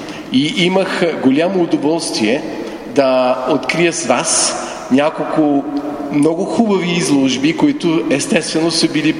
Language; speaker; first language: Bulgarian; non-native, fluent; French